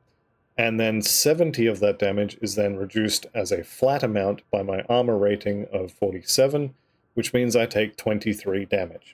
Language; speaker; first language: English; native; English